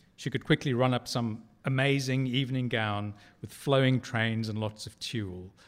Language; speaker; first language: English; native; English